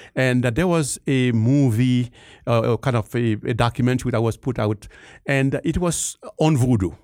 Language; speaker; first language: English; non-native, fluent; Haitian Creole